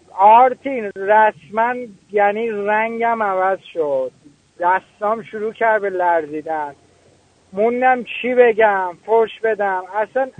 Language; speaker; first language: Persian; non-native, local second language; Azerbaijani